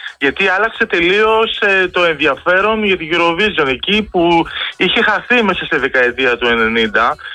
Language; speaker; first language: Greek; native; Greek